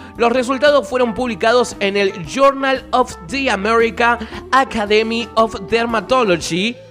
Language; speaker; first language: Spanish; native; Spanish